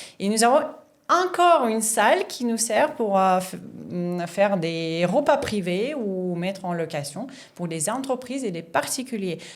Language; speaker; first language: French; non-native, fluent; Russian